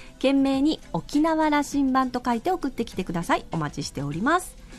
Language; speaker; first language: Japanese; native; Japanese